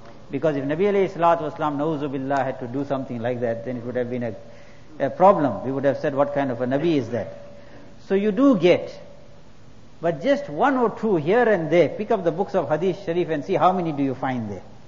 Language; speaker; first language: English; native; English